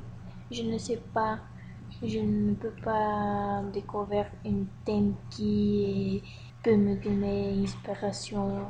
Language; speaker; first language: French; non-native, learner; Bulgarian